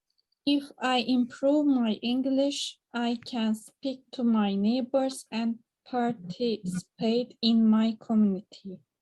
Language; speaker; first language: English; non-native, learner; Turkish